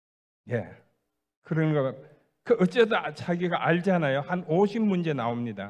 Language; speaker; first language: Korean; native; Korean